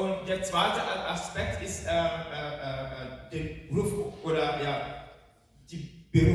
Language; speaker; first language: German; non-native, fluent; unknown